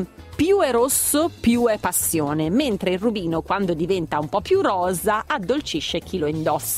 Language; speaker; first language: Italian; native; Italian